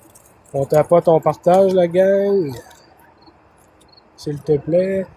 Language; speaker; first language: French; native; French